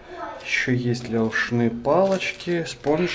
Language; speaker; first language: Russian; native; Russian